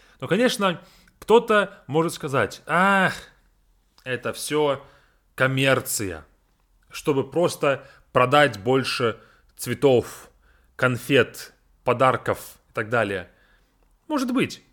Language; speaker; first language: Russian; native; Russian